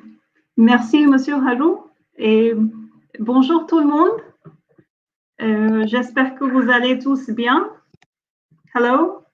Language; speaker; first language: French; non-native, fluent; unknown